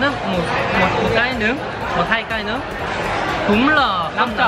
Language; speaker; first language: Vietnamese; non-native, learner; Korean